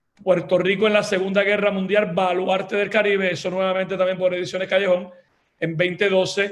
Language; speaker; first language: Spanish; native; Spanish